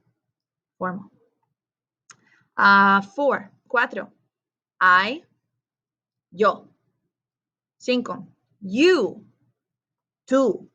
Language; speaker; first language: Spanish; non-native, fluent; English